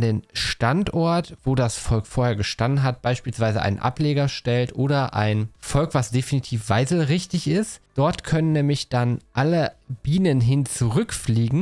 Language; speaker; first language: German; native; German